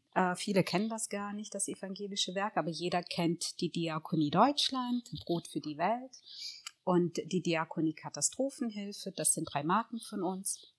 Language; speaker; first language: German; early bilingual, other home language; Tigrinya